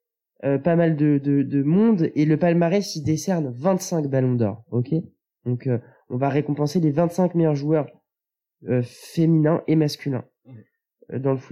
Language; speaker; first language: French; native; French